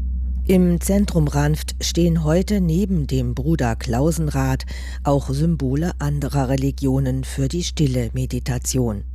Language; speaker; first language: German; native; German